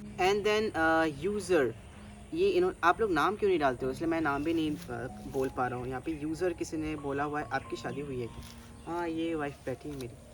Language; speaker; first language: Hindi; non-native, local second language; Bangla